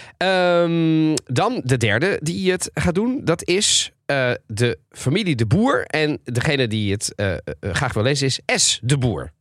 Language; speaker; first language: Dutch; early bilingual, other home language; Italian